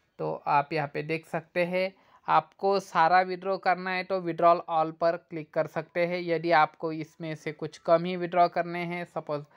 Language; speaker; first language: Hindi; non-native, local second language; Marathi